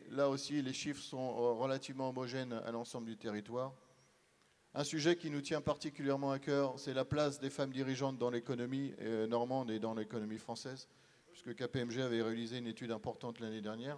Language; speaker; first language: French; native; French